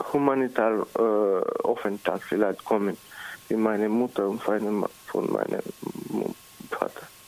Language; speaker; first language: German; non-native, learner; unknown